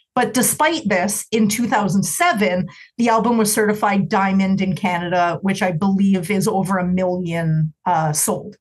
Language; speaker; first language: English; native; English